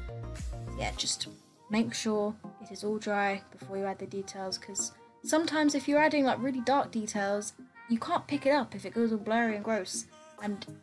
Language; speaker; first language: English; native; English